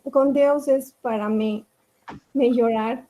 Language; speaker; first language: Portuguese; non-native, learner; Spanish